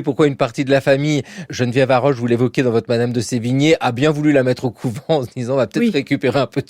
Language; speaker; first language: French; native; French